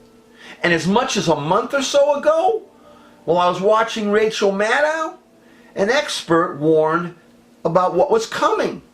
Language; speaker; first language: English; native; English